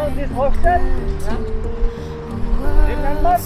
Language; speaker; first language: English; non-native, learner; Hindi